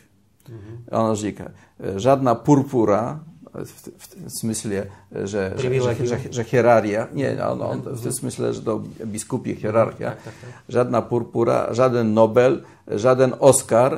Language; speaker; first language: Czech; non-native, learner; Polish